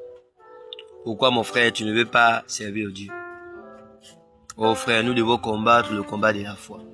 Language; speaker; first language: French; non-native, local second language; Lingala